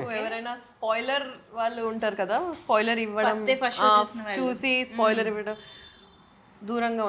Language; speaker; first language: Telugu; non-native, local second language; Urdu